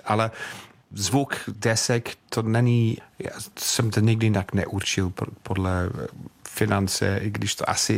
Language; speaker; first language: Czech; non-native, learner; English